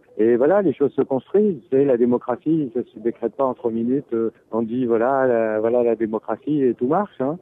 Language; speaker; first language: French; native; French